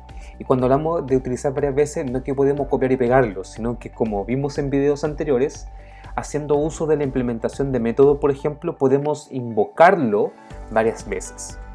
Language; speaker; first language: Spanish; native; Spanish